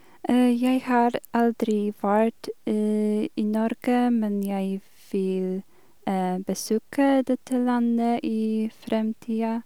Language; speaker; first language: Norwegian; non-native, learner; Polish